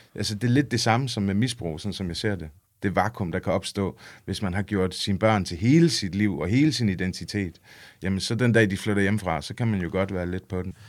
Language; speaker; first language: Danish; early bilingual, other home language; English